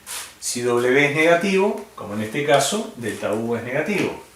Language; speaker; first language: Spanish; native; Spanish